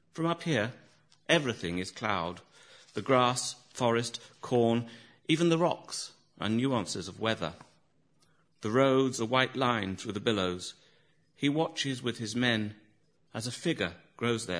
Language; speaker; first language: English; native; English